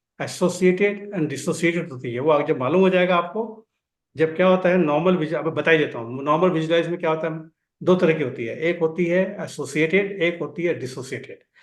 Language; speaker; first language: Hindi; native; Hindi